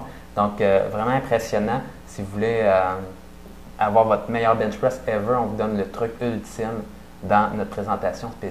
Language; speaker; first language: French; native; French